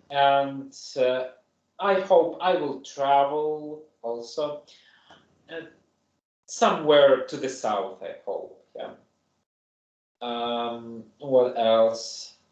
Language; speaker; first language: English; non-native, fluent; German